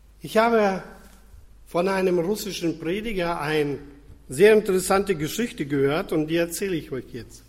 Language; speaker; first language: German; non-native, fluent; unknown